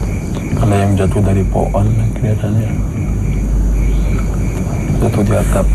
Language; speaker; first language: Indonesian; non-native, fluent; English